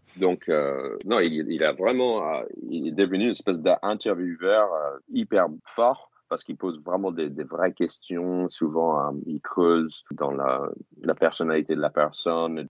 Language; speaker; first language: French; non-native, fluent; English